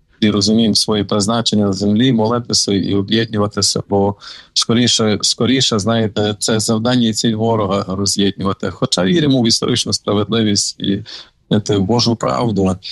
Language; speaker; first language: Ukrainian; native; Ukrainian